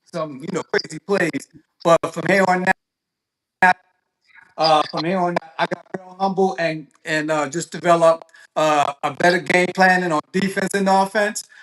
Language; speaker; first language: English; native; English